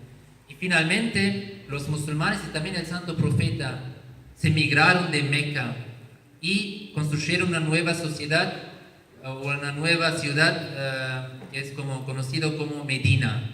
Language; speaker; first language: Spanish; non-native, learner; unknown